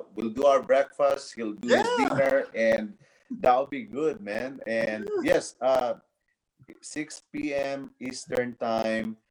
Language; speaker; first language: English; non-native, local second language; Cebuano